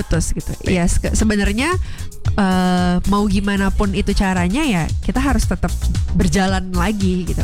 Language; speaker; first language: Indonesian; native; Indonesian